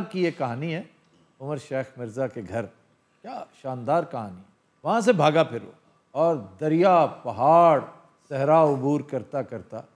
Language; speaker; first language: Urdu; non-native, local second language; Punjabi